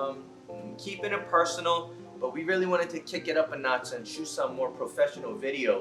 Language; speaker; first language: English; native; English